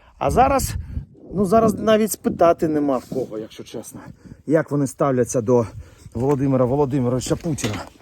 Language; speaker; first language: Ukrainian; native; Ukrainian